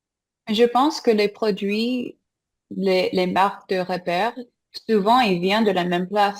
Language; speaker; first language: French; non-native, fluent; English